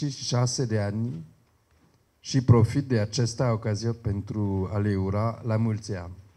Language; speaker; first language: Romanian; non-native, learner; French